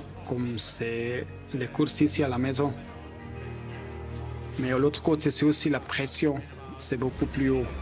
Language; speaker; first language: French; non-native, local second language; German